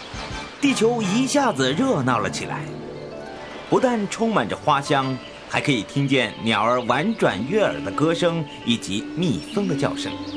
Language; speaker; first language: Chinese; native; Chinese